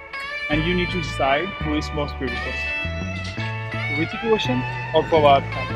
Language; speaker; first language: English; non-native, local second language; Urdu